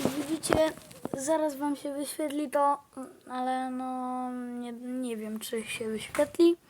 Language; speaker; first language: Polish; native; Polish